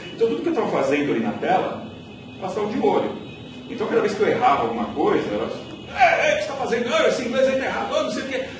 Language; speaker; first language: Portuguese; native; Portuguese